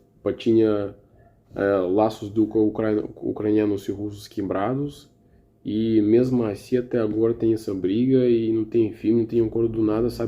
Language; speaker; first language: Portuguese; non-native, learner; Russian